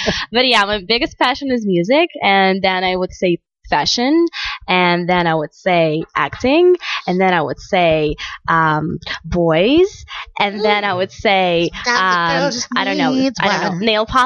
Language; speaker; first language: English; non-native, fluent; Russian